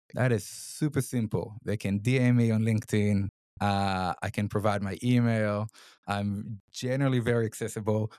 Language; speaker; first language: English; non-native, fluent; Hebrew